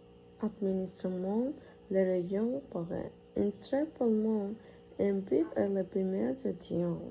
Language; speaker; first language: French; non-native, learner; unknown